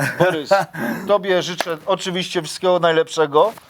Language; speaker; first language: Polish; native; Polish